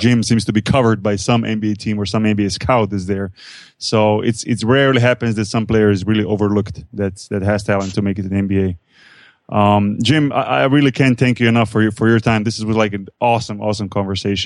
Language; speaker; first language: English; non-native, fluent; Slovenian